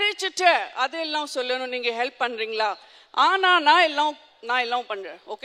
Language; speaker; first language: Tamil; non-native, local second language; Gujarati